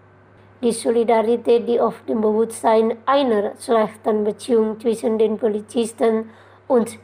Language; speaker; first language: German; non-native, fluent; Indonesian